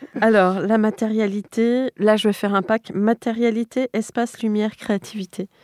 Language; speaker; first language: French; native; French